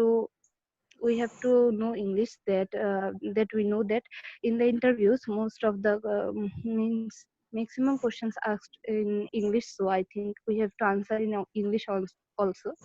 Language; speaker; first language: English; non-native, learner; Bangla